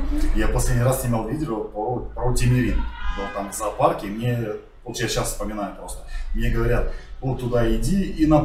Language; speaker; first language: Russian; native; Russian